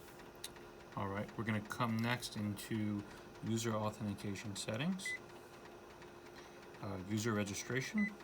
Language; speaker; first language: English; native; English